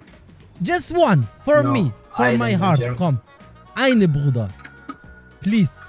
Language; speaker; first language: English; non-native, learner; German